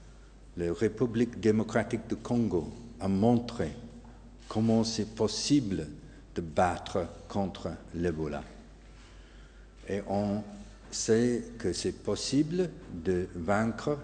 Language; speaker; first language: French; non-native, fluent; English